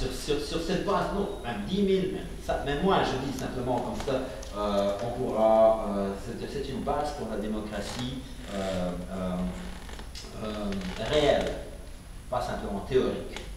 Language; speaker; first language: French; non-native, fluent; Ukrainian